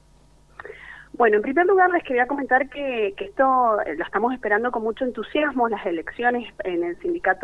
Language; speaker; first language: Spanish; native; Spanish